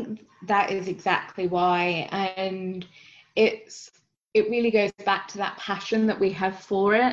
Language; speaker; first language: English; native; English